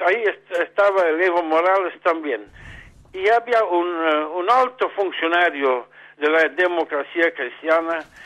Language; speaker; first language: Spanish; non-native, fluent; Dutch